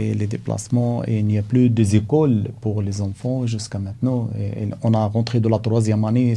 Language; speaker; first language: French; non-native, learner; Arabic